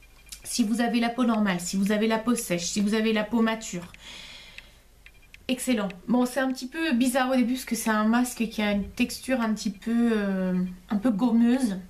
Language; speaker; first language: French; native; French